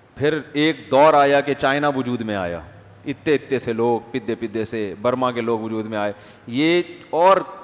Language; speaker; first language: Urdu; native; Urdu